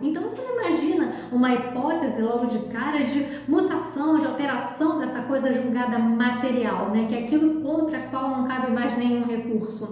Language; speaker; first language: Portuguese; native; Portuguese